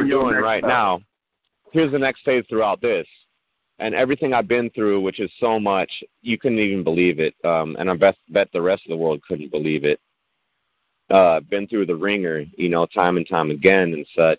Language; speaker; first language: English; native; English